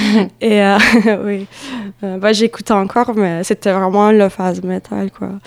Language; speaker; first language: French; non-native, fluent; Turkish